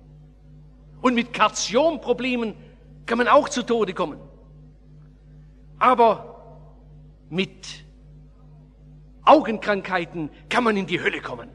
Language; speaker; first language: German; native; German